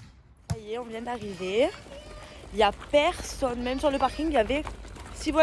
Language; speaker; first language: French; native; French